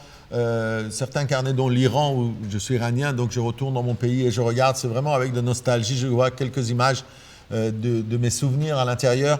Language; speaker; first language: French; non-native, fluent; Persian